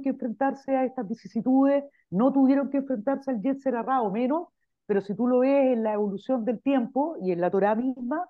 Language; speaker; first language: Spanish; native; Spanish